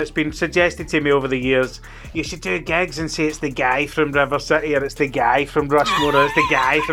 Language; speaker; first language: English; native; English